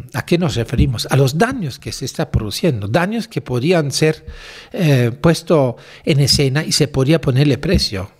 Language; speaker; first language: Spanish; non-native, fluent; German